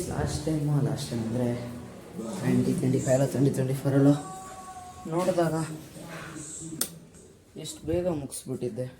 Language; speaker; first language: Kannada; native; Kannada